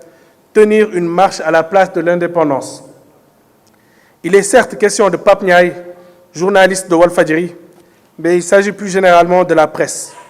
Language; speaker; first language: French; non-native, local second language; Wolof